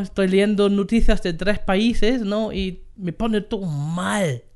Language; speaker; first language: Spanish; non-native, fluent; German